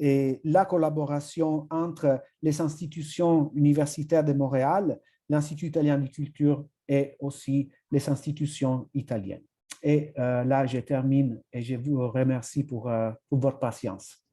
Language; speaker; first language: French; non-native, fluent; Italian